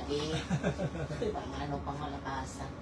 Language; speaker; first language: Filipino; non-native, local second language; Cebuano